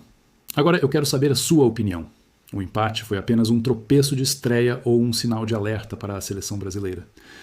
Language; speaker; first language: Portuguese; native; Portuguese